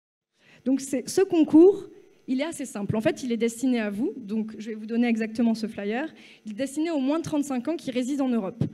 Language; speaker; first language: French; native; French